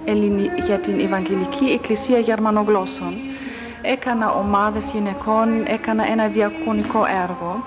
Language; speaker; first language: Greek; non-native, fluent; German